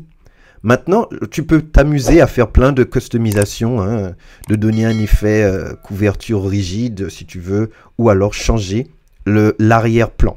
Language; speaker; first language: French; native; French